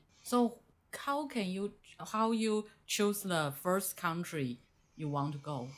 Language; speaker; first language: English; non-native, learner; Chinese